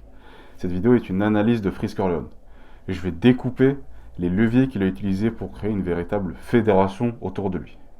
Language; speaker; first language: French; native; French